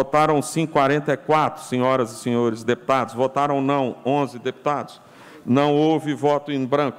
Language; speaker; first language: Portuguese; native; Portuguese